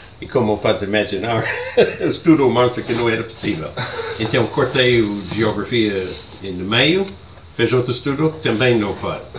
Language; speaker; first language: Portuguese; non-native, learner; English